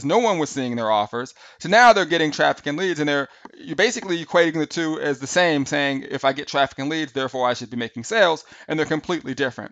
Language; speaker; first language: English; native; English